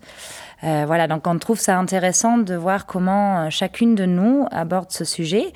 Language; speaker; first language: French; non-native, fluent; German